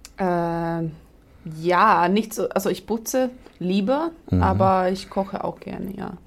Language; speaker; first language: German; non-native, fluent; Latvian